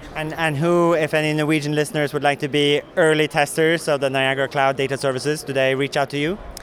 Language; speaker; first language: English; non-native, fluent; Norwegian